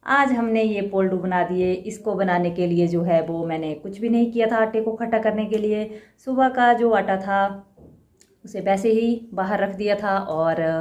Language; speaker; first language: Hindi; native; Hindi